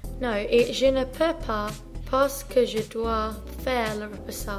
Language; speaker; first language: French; non-native, learner; English